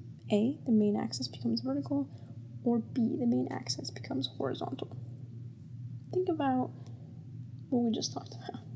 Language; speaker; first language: English; native; English